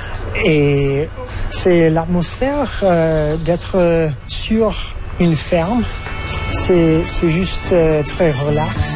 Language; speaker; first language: French; non-native, learner; English